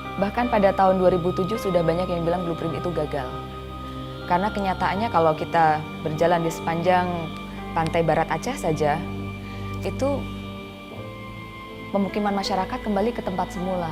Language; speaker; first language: Indonesian; native; Indonesian